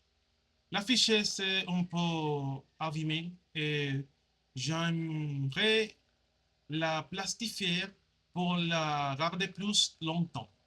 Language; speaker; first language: French; non-native, learner; Spanish